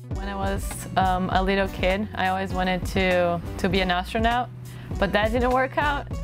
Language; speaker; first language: English; non-native, fluent; Portuguese